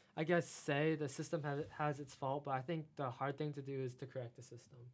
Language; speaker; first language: English; non-native, fluent; Chinese